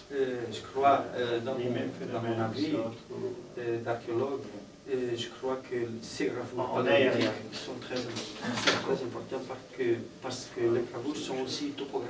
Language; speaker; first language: French; non-native, fluent; Portuguese